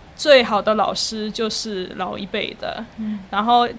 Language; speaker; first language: Chinese; non-native, fluent; English